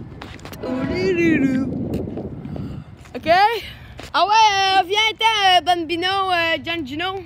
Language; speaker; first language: French; native; French